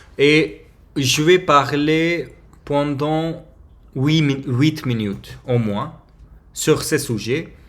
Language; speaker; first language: French; non-native, learner; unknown